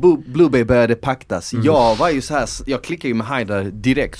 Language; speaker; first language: Swedish; native; Swedish